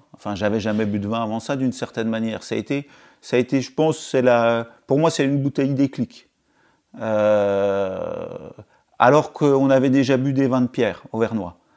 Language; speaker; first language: French; native; French